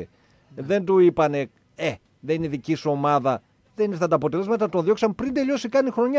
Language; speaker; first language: Greek; native; Greek